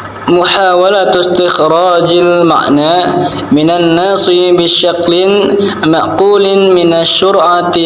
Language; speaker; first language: Arabic; non-native, learner; Indonesian